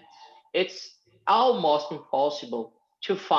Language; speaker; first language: English; non-native, fluent; Portuguese